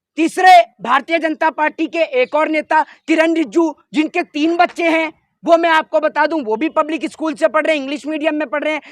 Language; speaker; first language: Hindi; native; Hindi